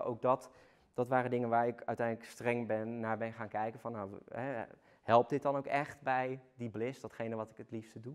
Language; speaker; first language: Dutch; native; Dutch